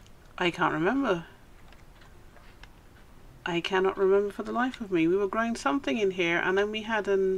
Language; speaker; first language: English; native; English